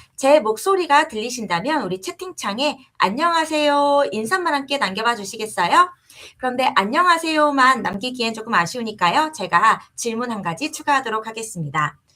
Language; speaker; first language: Korean; native; Korean